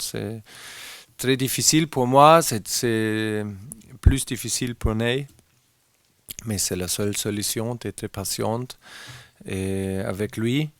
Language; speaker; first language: French; non-native, learner; German